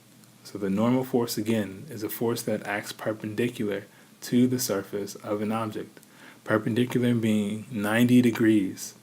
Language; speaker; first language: English; native; English